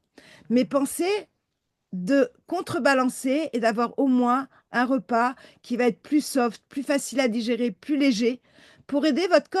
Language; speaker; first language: French; native; French